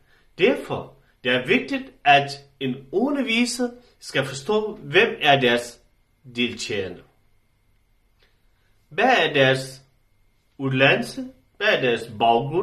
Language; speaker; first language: Danish; non-native, learner; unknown